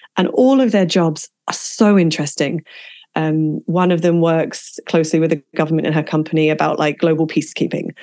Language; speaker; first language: English; native; English